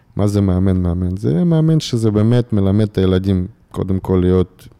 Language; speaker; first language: Hebrew; non-native, fluent; Russian